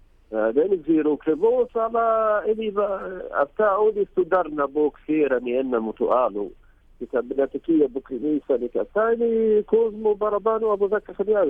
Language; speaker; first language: Greek; non-native, learner; Arabic